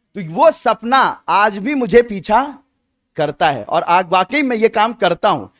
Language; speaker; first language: Hindi; native; Hindi